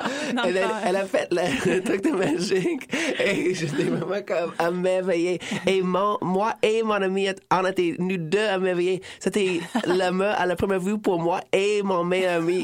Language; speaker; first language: French; non-native, fluent; English